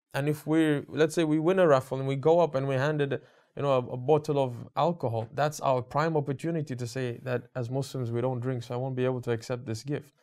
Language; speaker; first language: English; native; English